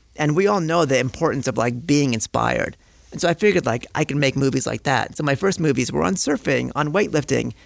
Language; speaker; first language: English; native; English